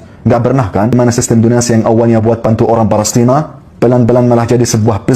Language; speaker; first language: Indonesian; non-native, fluent; Arabic